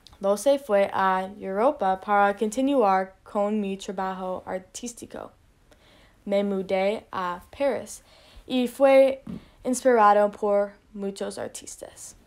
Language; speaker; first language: Spanish; non-native, learner; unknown